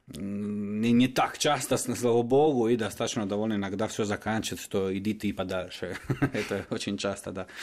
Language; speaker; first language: Russian; non-native, fluent; Italian